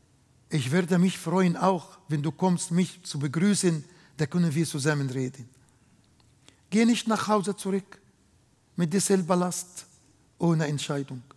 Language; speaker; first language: German; non-native, fluent; Arabic